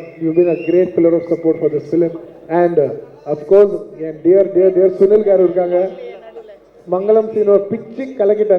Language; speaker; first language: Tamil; non-native, local second language; Telugu